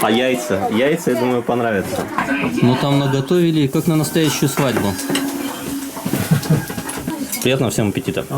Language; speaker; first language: Russian; native; Russian